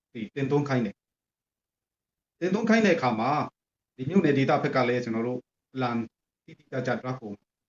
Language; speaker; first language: Burmese; non-native, local second language; Hakha Chin